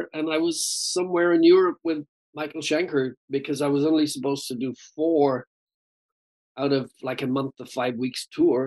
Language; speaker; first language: English; native; English